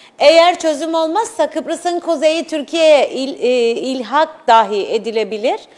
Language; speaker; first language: Turkish; native; Turkish